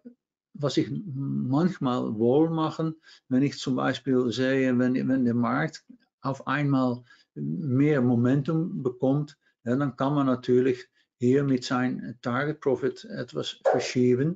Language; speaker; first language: German; non-native, fluent; Dutch